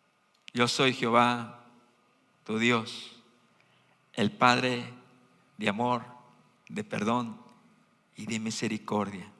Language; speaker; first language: Spanish; native; Spanish